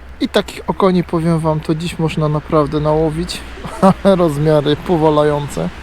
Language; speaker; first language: Polish; native; Polish